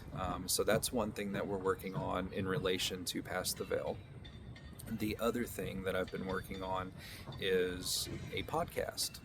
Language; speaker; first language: English; native; English